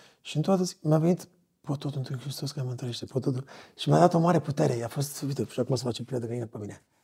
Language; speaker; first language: Romanian; native; Romanian